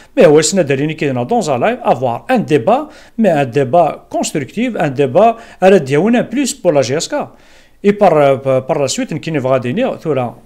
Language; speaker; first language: French; non-native, local second language; Kabyle